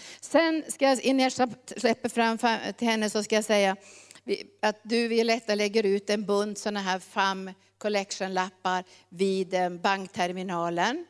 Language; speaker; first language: Swedish; native; Swedish